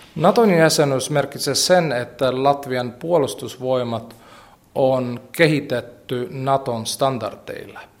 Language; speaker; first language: Finnish; non-native, fluent; Latvian